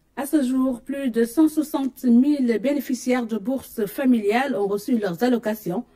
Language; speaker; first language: French; non-native, local second language; Wolof